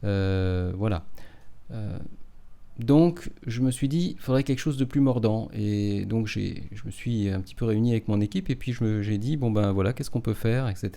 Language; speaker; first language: French; native; French